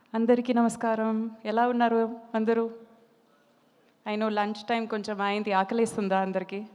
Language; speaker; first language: Telugu; non-native, fluent; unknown